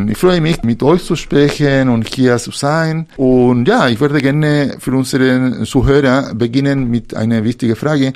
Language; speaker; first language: German; non-native, fluent; Spanish